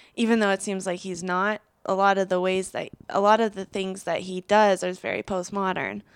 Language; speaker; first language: English; native; English